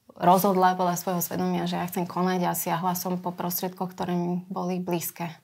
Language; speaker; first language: Slovak; native; Slovak